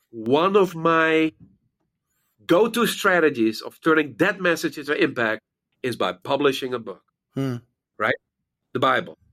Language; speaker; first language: English; non-native, fluent; Dutch